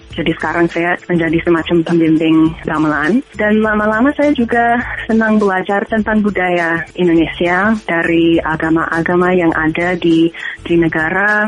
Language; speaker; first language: Indonesian; non-native, fluent; English